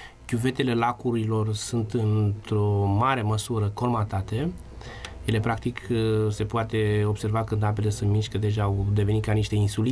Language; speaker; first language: Romanian; native; Romanian